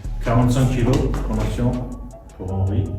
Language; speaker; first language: French; native; French